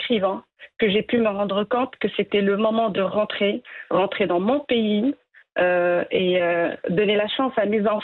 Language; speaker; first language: French; non-native, local second language; Arabic